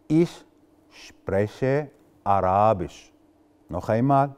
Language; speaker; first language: German; non-native, fluent; Arabic